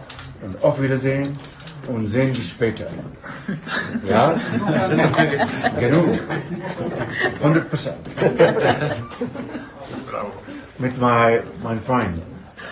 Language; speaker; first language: German; non-native, learner; Urdu